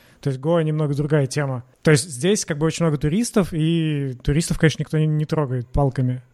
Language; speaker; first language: Russian; native; Russian